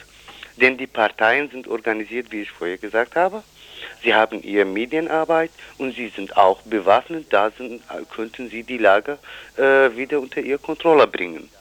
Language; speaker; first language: German; non-native, fluent; Kurdish